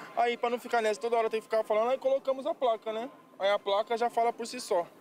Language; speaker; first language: Portuguese; non-native, fluent; Korean